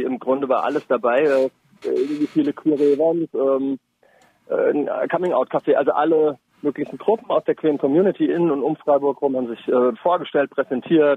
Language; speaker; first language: German; native; German